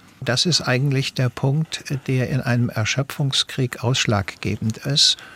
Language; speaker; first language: German; native; German